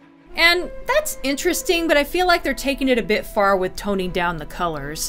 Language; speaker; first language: English; native; English